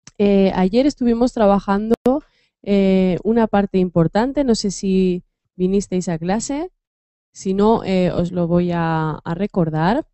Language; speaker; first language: Spanish; native; Spanish